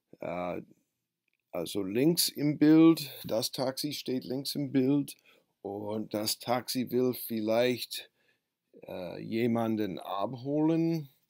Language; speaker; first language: German; non-native, fluent; English